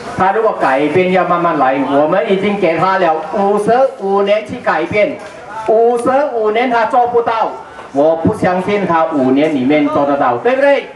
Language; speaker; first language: Chinese; native; Chinese